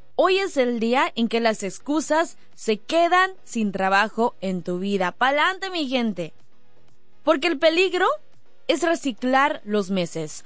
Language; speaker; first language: Spanish; early bilingual, heritage; Spanish